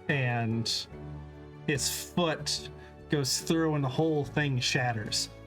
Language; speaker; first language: English; native; English